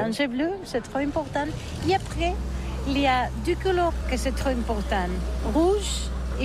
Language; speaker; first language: French; non-native, learner; Catalan